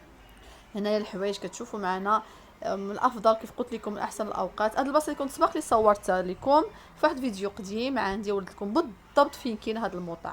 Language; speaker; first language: Arabic; native; Arabic